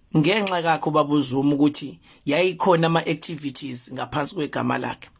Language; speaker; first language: Zulu; native; Zulu